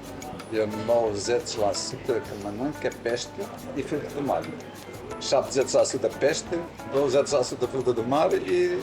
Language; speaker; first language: Romanian; non-native, learner; Portuguese